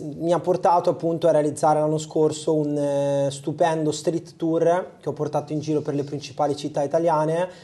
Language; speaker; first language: Italian; native; Italian